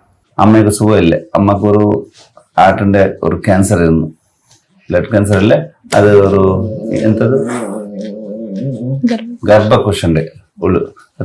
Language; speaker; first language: Malayalam; non-native, local second language; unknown